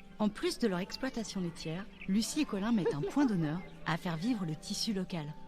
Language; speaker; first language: French; native; French